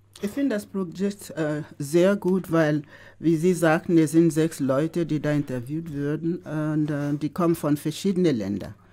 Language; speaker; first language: German; non-native, fluent; Igbo